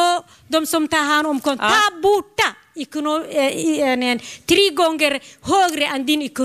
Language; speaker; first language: Swedish; non-native, learner; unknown